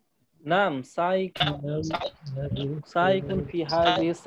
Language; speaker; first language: Arabic; non-native, learner; Bangla